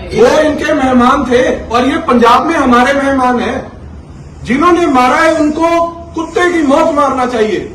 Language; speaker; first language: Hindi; non-native, local second language; Punjabi